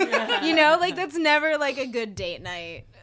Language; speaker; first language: English; native; English